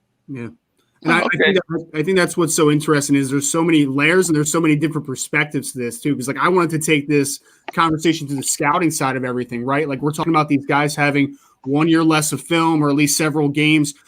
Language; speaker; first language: English; native; English